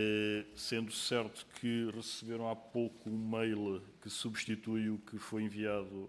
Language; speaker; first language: Portuguese; native; Portuguese